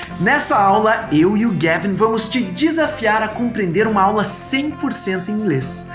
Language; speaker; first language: Portuguese; native; Portuguese